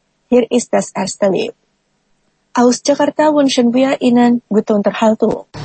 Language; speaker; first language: German; non-native, fluent; Indonesian